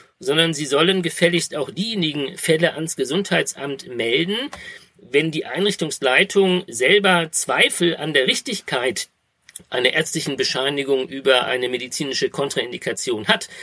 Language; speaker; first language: German; native; German